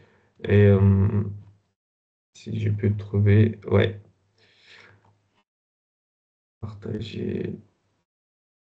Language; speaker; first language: French; non-native, fluent; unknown